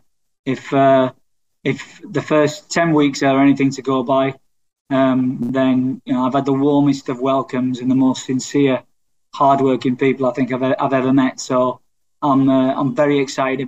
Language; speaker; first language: English; native; English